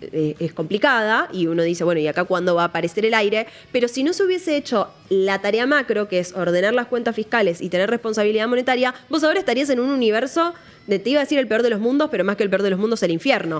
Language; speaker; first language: Spanish; native; Spanish